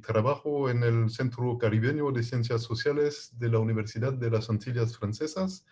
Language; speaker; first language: Spanish; non-native, fluent; French